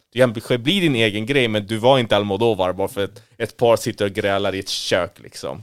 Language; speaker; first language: Swedish; early bilingual, other home language; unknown